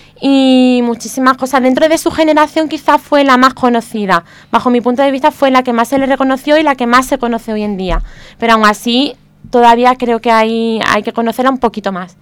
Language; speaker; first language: Spanish; native; Spanish